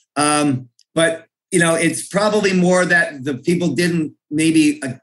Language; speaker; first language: English; native; English